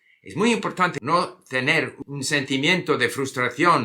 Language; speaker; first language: Spanish; non-native, fluent; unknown